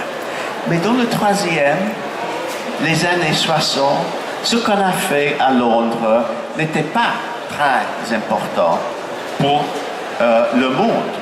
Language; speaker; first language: French; non-native, fluent; English